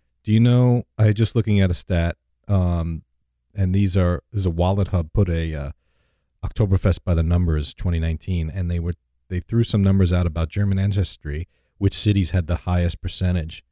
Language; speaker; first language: English; native; English